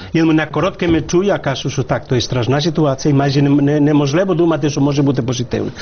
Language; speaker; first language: Ukrainian; non-native, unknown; Spanish